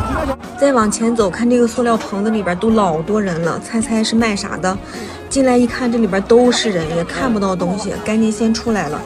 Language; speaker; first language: Chinese; native; Chinese